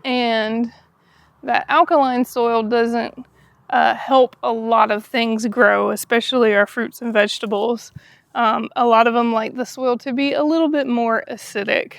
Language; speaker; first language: English; native; English